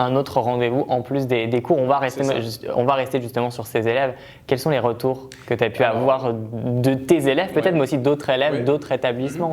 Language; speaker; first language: French; native; French